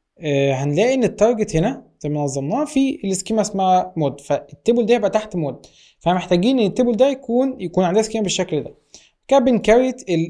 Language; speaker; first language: Arabic; native; Arabic